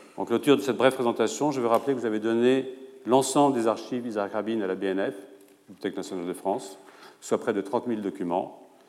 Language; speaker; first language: French; native; French